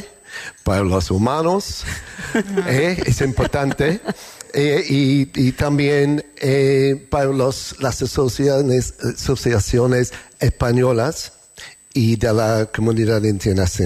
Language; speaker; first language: Spanish; non-native, learner; English